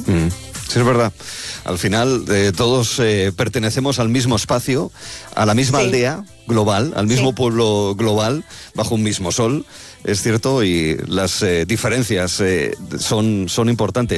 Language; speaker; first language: Spanish; native; Spanish